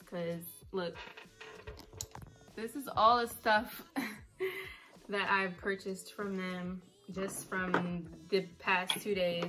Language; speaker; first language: English; native; English